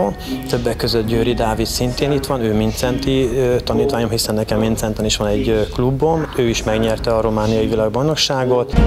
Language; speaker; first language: Hungarian; native; Hungarian